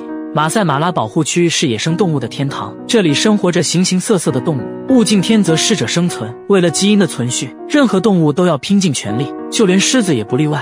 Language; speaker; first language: Chinese; native; Chinese